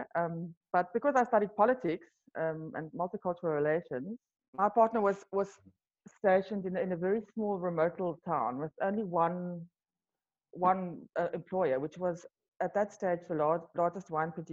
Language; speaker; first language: English; non-native, local second language; Afrikaans